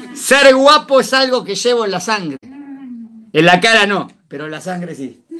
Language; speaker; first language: Spanish; native; Spanish